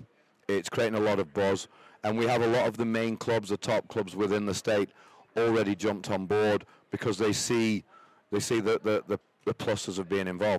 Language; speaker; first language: English; native; English